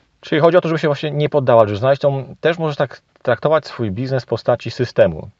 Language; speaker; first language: Polish; native; Polish